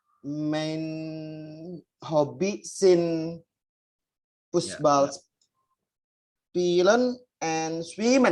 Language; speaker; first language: German; non-native, learner; Indonesian